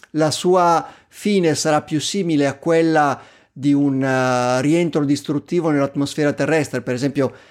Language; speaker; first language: Italian; native; Italian